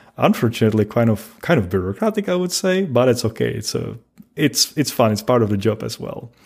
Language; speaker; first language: English; non-native, fluent; Czech